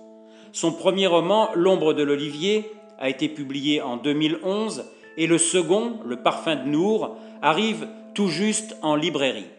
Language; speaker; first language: French; native; French